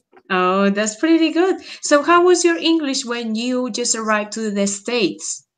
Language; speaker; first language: English; non-native, fluent; Spanish